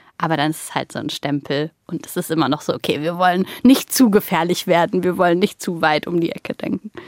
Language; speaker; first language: German; early bilingual, other home language; Bulgarian